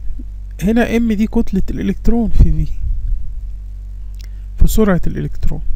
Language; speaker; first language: Arabic; native; Arabic